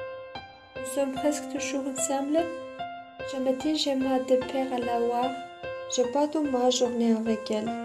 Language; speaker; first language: French; non-native, learner; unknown